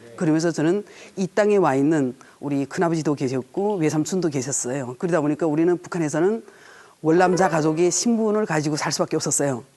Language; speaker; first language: Korean; native; Korean